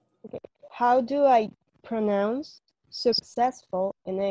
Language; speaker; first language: English; non-native, learner; Spanish